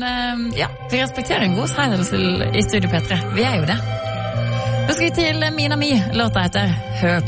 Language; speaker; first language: Norwegian; native; Norwegian